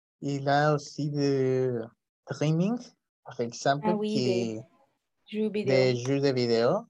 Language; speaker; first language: French; non-native, learner; Spanish